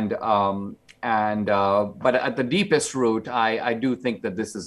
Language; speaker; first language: English; non-native, local second language; Konkani